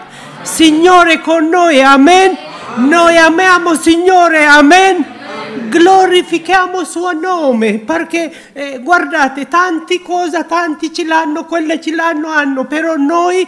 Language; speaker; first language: Italian; non-native, learner; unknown